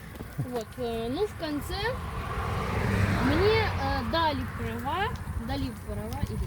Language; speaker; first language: Russian; early bilingual, other home language; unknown